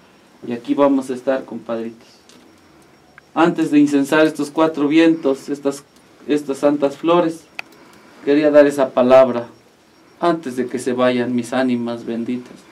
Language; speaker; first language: Spanish; native; Spanish